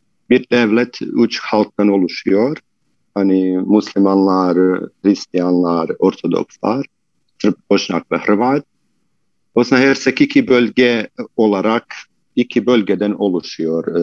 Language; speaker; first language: Turkish; non-native, fluent; Bosnian